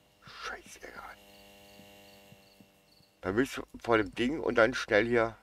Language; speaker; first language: German; native; German